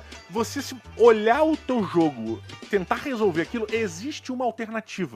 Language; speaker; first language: Portuguese; native; Portuguese